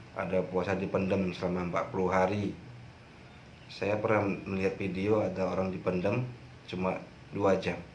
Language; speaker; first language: Indonesian; native; Indonesian